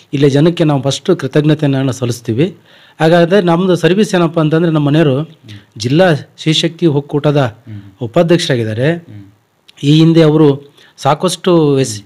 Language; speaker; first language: Kannada; native; Kannada